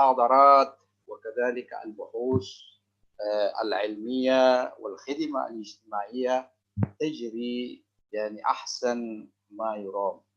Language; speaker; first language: Arabic; non-native, local second language; Indonesian